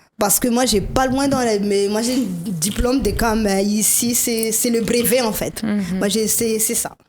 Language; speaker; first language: French; non-native, local second language; Malagasy